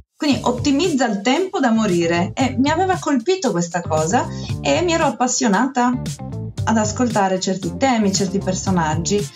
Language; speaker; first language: Italian; native; Italian